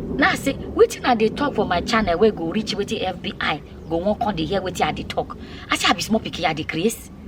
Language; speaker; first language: Nigerian Pidgin; native; Nigerian Pidgin